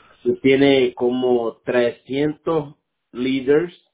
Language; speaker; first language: Spanish; non-native, learner; Portuguese